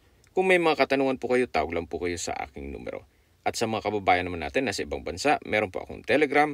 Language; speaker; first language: Filipino; native; Filipino